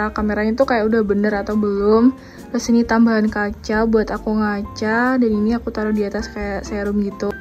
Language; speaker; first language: Indonesian; native; Indonesian